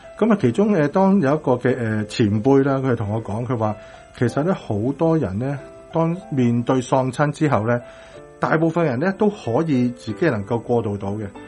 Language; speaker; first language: Chinese; non-native, local second language; Cantonese